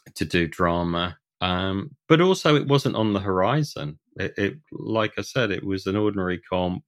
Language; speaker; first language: English; native; English